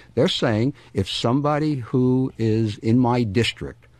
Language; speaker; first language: English; native; English